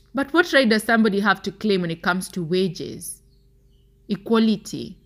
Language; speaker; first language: English; non-native, local second language; Swahili